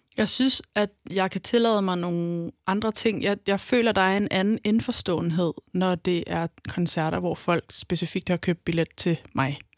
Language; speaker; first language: Danish; native; Danish